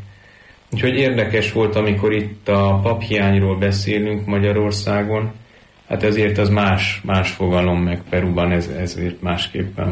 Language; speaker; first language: Hungarian; native; Hungarian